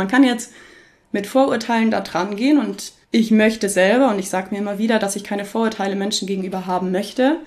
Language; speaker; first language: German; native; German